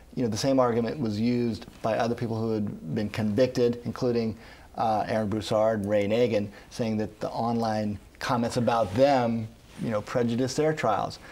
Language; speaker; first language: English; native; English